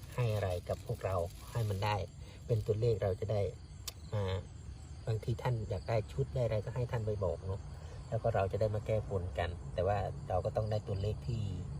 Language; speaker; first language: Thai; non-native, local second language; Northern Khmer